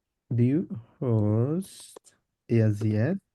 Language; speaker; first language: German; non-native, fluent; Bangla